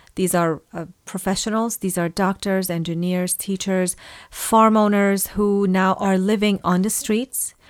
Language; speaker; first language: English; non-native, fluent; Persian